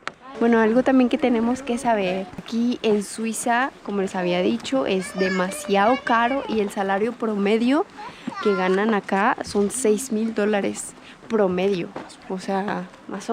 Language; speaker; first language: Spanish; native; Spanish